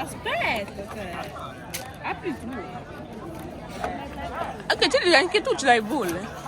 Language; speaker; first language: Italian; non-native, learner; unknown